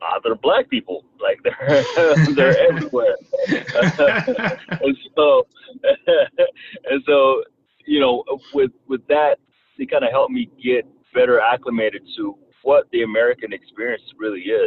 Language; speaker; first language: English; early bilingual, other home language; Kinyarwanda